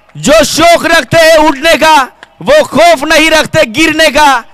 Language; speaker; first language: Hindi; non-native, local second language; Marathi